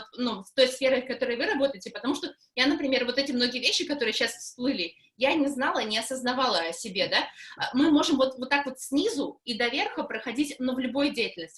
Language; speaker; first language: Russian; native; Russian